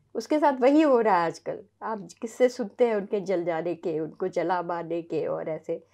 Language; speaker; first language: Hindi; native; Hindi